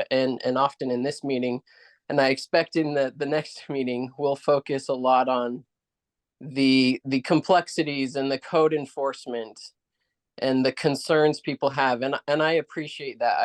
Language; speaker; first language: English; native; English